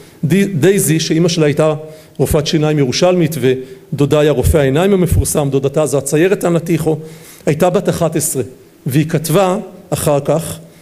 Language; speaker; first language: Hebrew; native; Hebrew